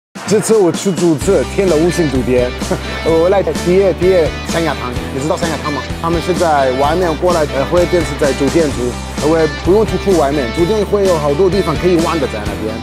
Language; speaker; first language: Chinese; non-native, learner; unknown